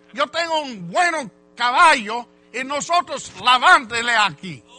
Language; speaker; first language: Spanish; non-native, learner; English